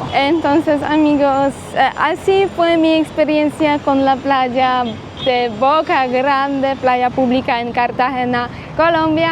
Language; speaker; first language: Spanish; non-native, fluent; Polish